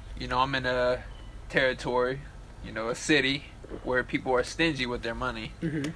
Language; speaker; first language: English; native; English